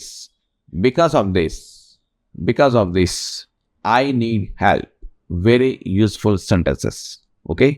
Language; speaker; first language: English; non-native, local second language; Telugu